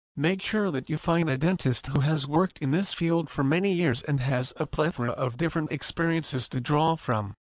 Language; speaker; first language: English; non-native, fluent; Spanish